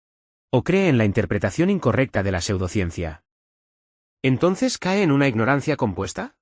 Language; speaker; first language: Spanish; non-native, fluent; Arabic